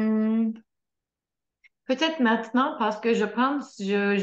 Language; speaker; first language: French; non-native, learner; Turkish